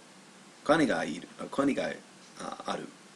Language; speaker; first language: Japanese; non-native, learner; English